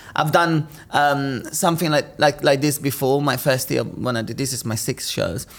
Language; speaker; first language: English; non-native, fluent; Italian